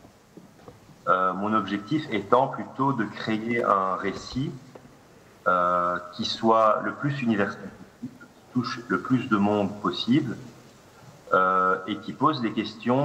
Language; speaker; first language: French; non-native, local second language; Arabic